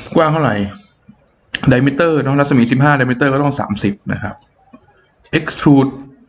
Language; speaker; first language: Thai; native; Thai